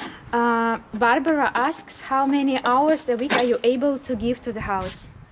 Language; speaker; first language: English; non-native, fluent; Russian